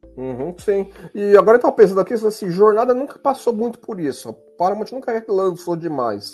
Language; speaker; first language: Portuguese; native; Portuguese